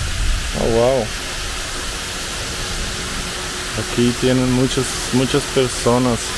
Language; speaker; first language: Portuguese; non-native, learner; Russian